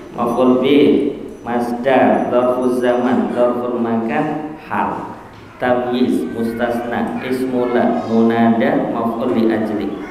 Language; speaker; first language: Arabic; non-native, fluent; Indonesian